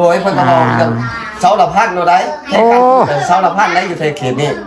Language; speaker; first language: Thai; non-native, local second language; Lao